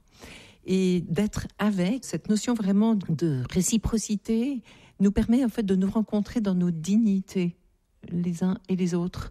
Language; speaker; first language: French; native; French